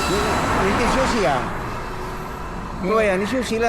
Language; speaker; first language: Chinese; non-native, learner; Filipino